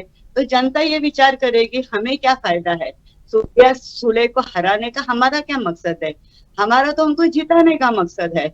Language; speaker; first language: Hindi; non-native, local second language; Marathi